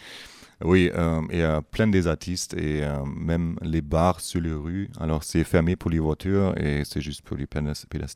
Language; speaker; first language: French; non-native, fluent; German